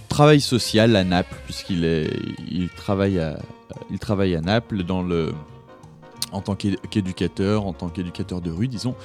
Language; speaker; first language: French; native; French